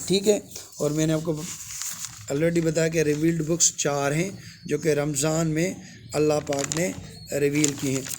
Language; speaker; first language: Urdu; non-native, local second language; Sindhi